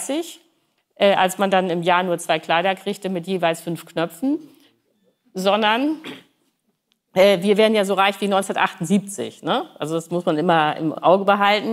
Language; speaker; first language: German; native; German